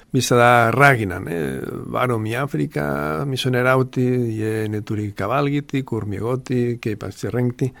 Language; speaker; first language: Lithuanian; non-native, fluent; Spanish